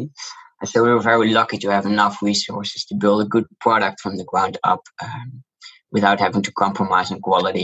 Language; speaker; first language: English; non-native, fluent; Dutch